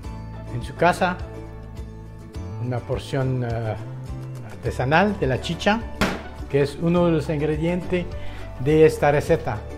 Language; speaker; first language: Spanish; non-native, fluent; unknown